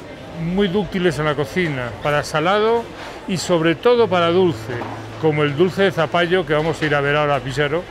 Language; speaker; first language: Spanish; native; Spanish